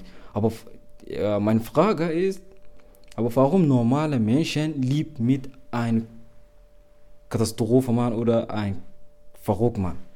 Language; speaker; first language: German; non-native, learner; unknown